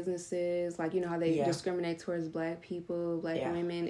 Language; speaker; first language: English; native; English